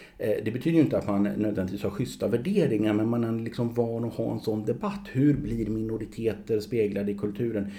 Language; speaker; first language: Swedish; native; Swedish